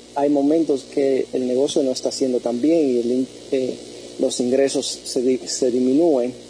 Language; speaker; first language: Spanish; early bilingual, heritage; Spanish